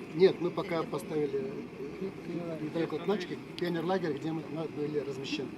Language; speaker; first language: Russian; non-native, local second language; Chuvash